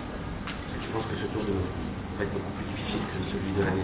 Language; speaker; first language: French; native; French